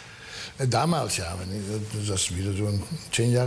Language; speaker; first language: German; non-native, learner; Dutch